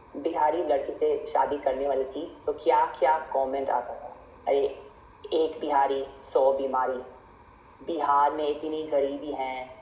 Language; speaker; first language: Hindi; non-native, fluent; English